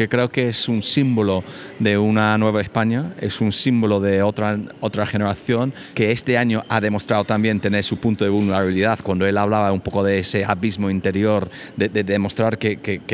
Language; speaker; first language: Spanish; non-native, fluent; English